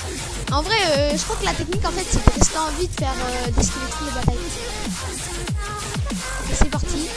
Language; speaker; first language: French; native; French